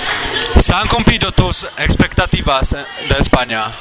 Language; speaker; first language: Spanish; native; Spanish